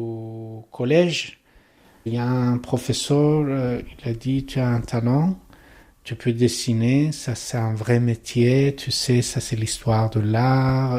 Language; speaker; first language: French; non-native, learner; Persian